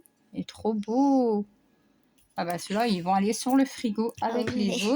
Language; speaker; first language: French; native; French